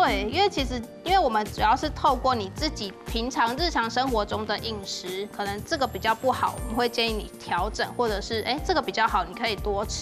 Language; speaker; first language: Chinese; native; Chinese